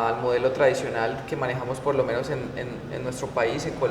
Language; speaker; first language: Spanish; native; Spanish